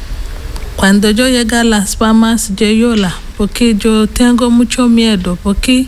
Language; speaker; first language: Spanish; non-native, learner; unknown